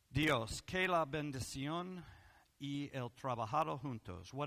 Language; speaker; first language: Spanish; non-native, learner; English